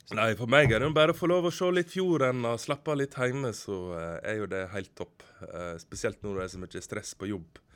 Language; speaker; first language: Norwegian; native; Norwegian